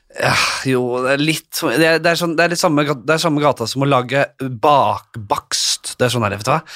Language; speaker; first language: Norwegian; native; Norwegian